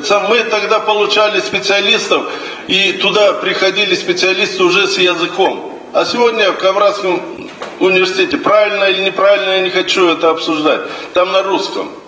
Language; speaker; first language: Russian; non-native, local second language; Gagauz